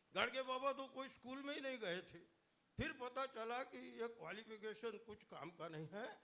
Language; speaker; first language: Hindi; non-native, local second language; Marathi